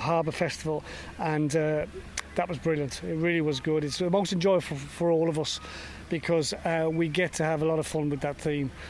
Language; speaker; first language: English; native; English